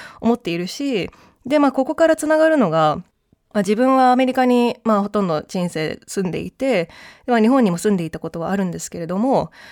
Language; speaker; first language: Japanese; early bilingual, heritage; Japanese